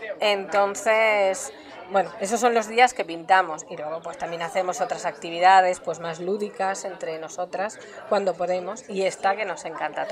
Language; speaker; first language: Spanish; native; Spanish